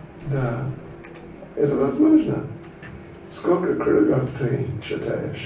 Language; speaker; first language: Russian; non-native, learner; English